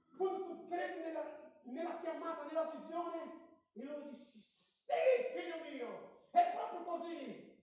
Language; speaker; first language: Italian; non-native, fluent; Portuguese